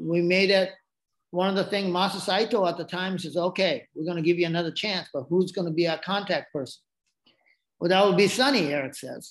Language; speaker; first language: English; non-native, fluent; Japanese